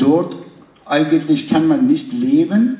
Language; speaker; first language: German; non-native, fluent; Kurdish